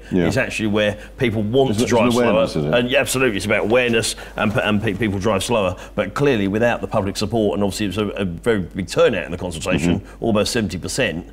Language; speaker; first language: English; native; English